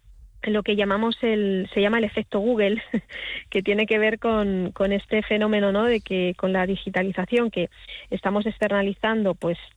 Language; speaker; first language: Spanish; native; Spanish